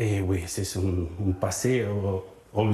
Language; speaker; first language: French; non-native, learner; Spanish